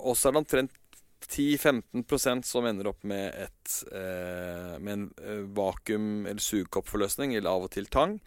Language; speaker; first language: Norwegian; native; Norwegian